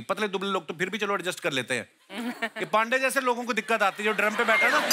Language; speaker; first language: Hindi; native; Hindi